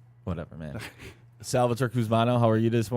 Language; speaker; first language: English; native; English